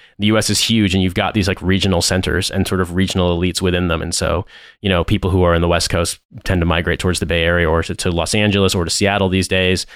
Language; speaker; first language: English; native; English